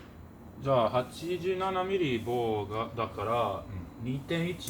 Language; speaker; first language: Japanese; non-native, learner; English